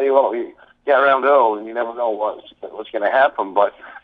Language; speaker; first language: English; native; English